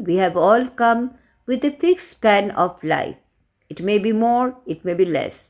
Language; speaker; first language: English; non-native, local second language; Bangla